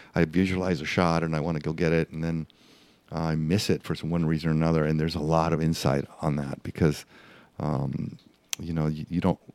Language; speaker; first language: English; non-native, fluent; Spanish